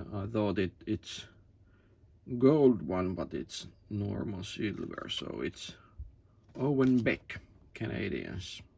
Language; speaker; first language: English; non-native, learner; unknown